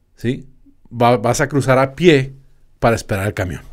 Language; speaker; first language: Spanish; early bilingual, other home language; English